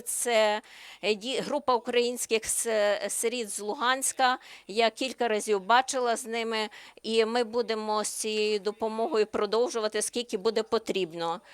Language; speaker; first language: Ukrainian; non-native, learner; Slovenian